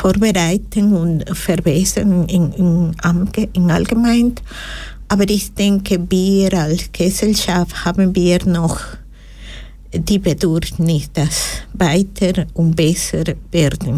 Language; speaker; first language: German; non-native, learner; Spanish